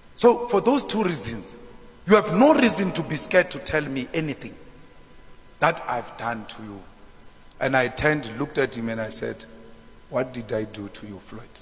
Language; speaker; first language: English; non-native, local second language; Northern Sotho